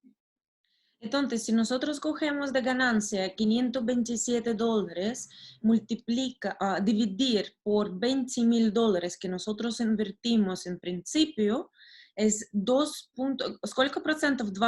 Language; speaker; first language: Spanish; non-native, learner; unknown